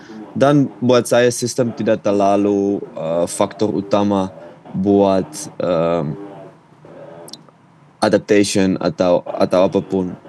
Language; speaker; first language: Indonesian; non-native, fluent; Dutch